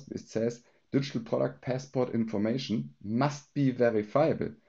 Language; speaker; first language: English; non-native, fluent; German